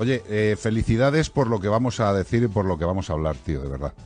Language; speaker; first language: Spanish; native; Spanish